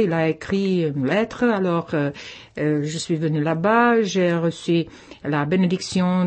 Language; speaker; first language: French; non-native, fluent; Czech